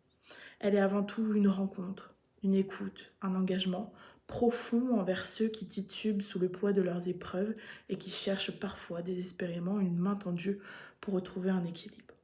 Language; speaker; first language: French; native; French